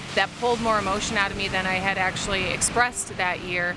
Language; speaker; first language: English; native; English